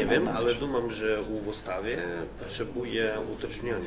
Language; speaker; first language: Polish; non-native, learner; Ukrainian